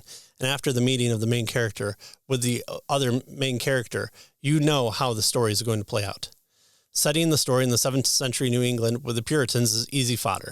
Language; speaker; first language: English; native; English